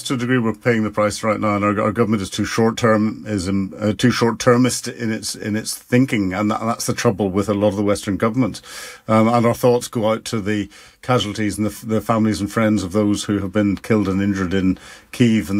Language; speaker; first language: English; native; English